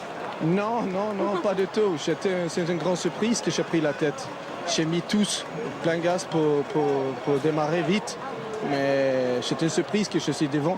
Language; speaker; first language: French; non-native, learner; Swedish